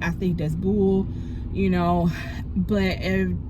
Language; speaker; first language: English; native; English